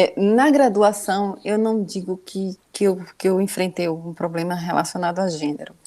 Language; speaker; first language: Portuguese; native; Portuguese